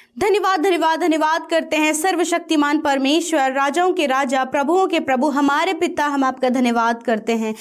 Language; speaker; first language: Hindi; native; Hindi